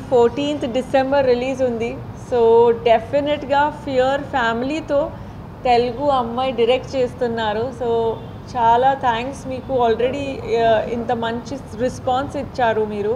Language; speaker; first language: Telugu; non-native, fluent; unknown